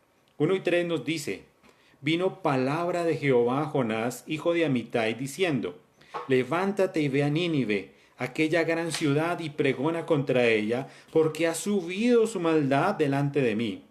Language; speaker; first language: Spanish; native; Spanish